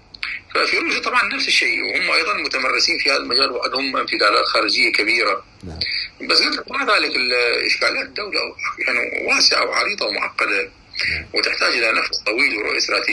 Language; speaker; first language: Arabic; native; Arabic